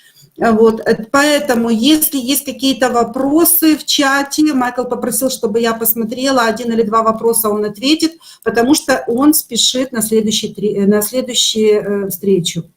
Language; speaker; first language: Russian; native; Russian